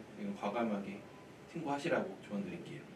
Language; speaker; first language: Korean; native; Korean